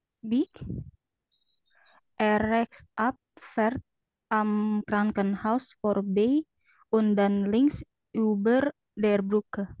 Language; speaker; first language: German; non-native, learner; Indonesian